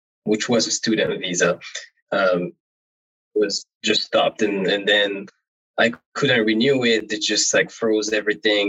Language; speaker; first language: English; non-native, fluent; French